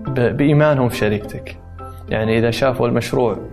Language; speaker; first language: Arabic; native; Arabic